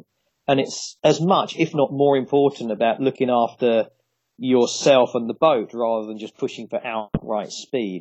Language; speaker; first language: English; native; English